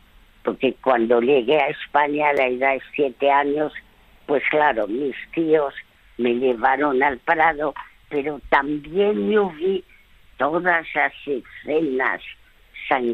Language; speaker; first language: Spanish; early bilingual, other home language; French